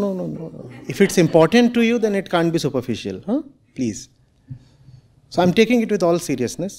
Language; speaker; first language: English; non-native, local second language; Hindi